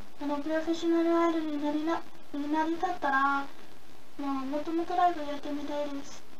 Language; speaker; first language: Japanese; non-native, learner; English